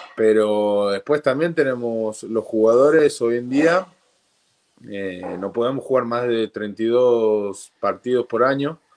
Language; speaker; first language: Spanish; native; Spanish